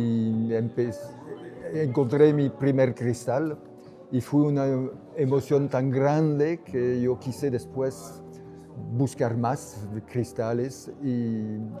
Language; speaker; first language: Spanish; non-native, fluent; French